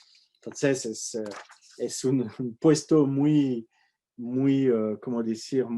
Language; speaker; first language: Spanish; non-native, fluent; French